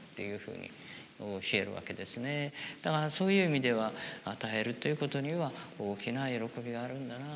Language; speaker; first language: Japanese; native; Japanese